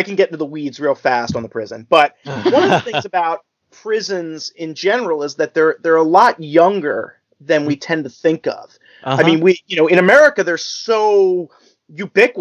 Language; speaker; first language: English; native; English